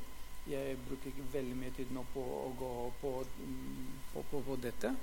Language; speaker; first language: Norwegian; non-native, fluent; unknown